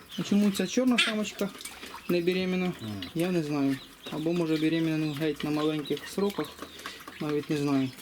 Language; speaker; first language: Ukrainian; native; Ukrainian